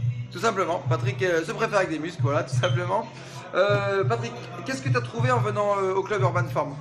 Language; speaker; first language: French; native; French